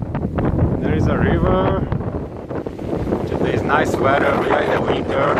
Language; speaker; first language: English; non-native, learner; Portuguese